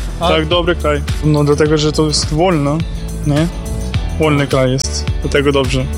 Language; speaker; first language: Polish; non-native, learner; Ukrainian